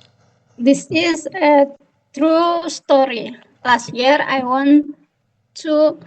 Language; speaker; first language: English; non-native, learner; Indonesian